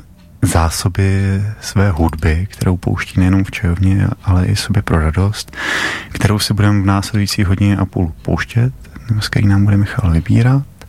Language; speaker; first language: Czech; native; Czech